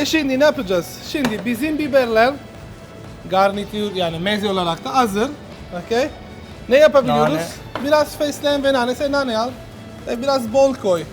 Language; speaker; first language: Turkish; non-native, learner; Italian